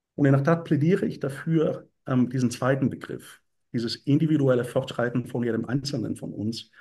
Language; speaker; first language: German; non-native, fluent; Bulgarian